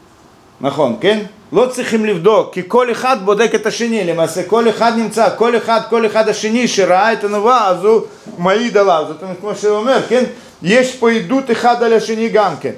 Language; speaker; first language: Hebrew; non-native, fluent; Russian